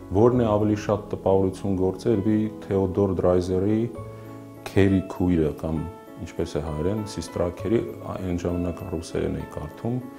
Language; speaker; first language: Armenian; native; Armenian